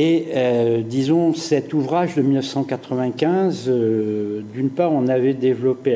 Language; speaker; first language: French; native; French